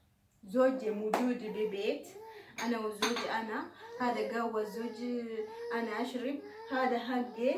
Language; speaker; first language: Arabic; non-native, learner; Oromo